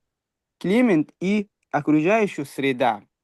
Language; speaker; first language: Russian; non-native, fluent; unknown